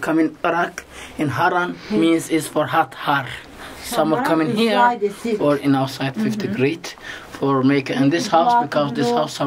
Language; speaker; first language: English; non-native, learner; Arabic